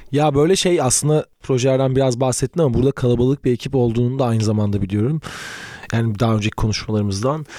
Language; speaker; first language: Turkish; native; Turkish